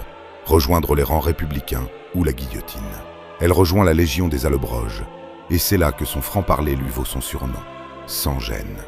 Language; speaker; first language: French; native; French